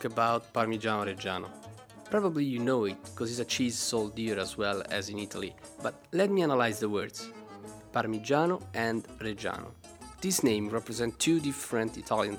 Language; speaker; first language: English; non-native, fluent; Italian